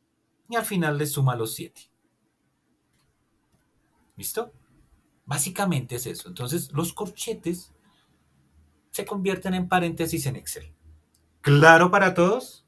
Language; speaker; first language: Spanish; native; Spanish